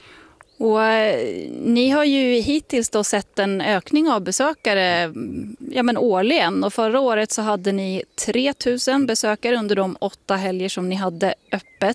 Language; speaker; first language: Swedish; native; Swedish